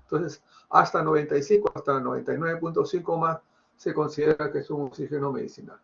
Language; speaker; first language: Spanish; native; Spanish